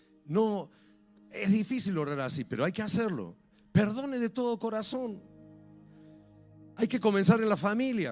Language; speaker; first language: Spanish; native; Spanish